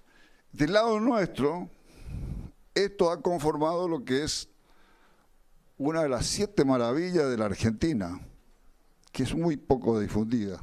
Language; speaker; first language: Spanish; native; Spanish